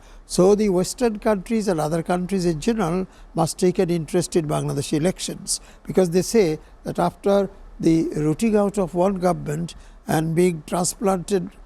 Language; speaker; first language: English; non-native, local second language; Bangla